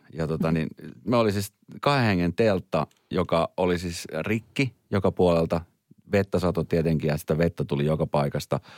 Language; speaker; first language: Finnish; native; Finnish